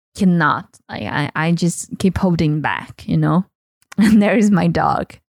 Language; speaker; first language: English; non-native, fluent; Portuguese